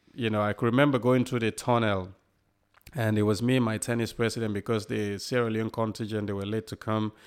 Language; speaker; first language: English; non-native, local second language; Krio